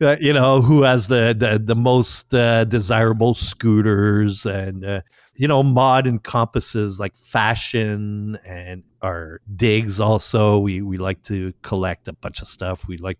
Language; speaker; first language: English; non-native, fluent; French